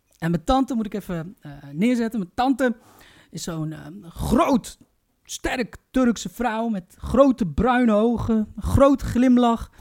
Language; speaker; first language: Dutch; early bilingual, other home language; Turkish